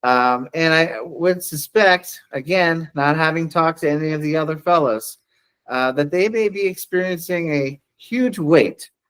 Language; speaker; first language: English; native; English